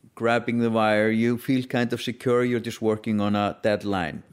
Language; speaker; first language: English; non-native, fluent; Icelandic